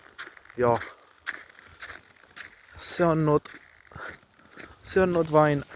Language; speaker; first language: Finnish; non-native, learner; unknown